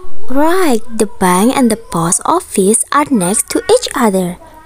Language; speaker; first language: English; non-native, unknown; Indonesian